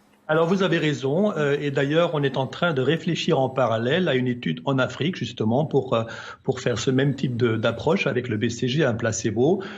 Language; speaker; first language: French; native; French